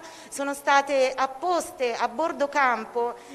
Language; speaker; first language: Italian; native; Italian